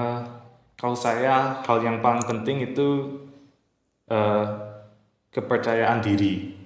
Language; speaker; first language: Indonesian; early bilingual, heritage; English